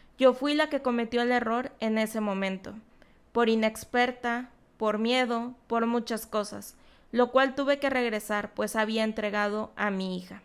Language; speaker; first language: Spanish; native; Spanish